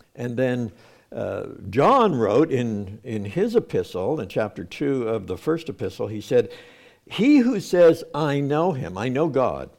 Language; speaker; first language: English; native; English